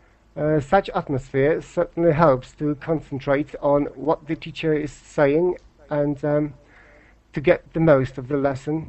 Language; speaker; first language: English; non-native, fluent; Polish